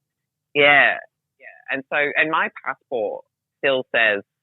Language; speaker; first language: English; native; English